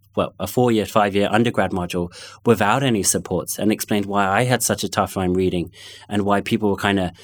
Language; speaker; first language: English; native; English